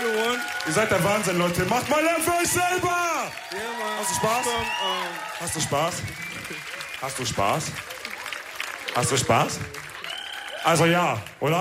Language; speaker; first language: German; early bilingual, other home language; Wolof